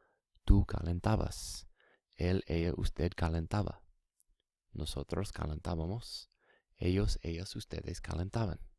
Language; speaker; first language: Spanish; non-native, fluent; English